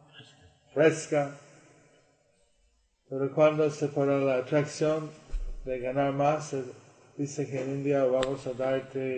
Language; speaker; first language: Spanish; non-native, learner; English